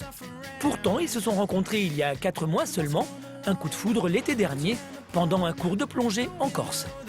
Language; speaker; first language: French; native; French